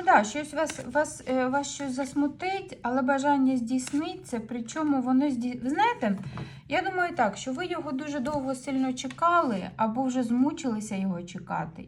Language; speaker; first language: Ukrainian; non-native, local second language; Russian